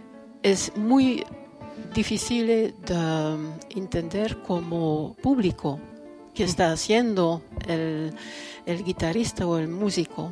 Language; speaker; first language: Spanish; non-native, fluent; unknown